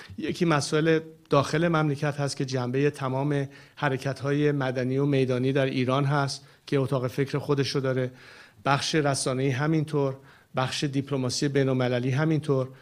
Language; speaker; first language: Persian; native; Persian